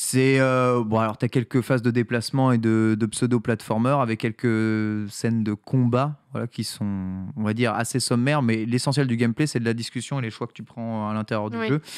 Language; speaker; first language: French; native; French